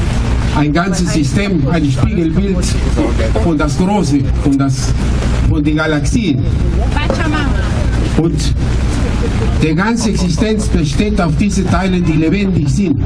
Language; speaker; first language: German; non-native, fluent; Spanish